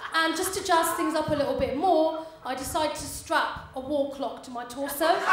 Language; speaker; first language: English; native; English